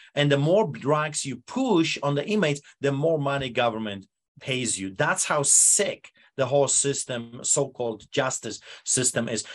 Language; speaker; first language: English; non-native, fluent; Polish